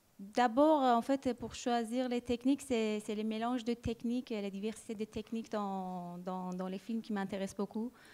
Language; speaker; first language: French; non-native, fluent; Persian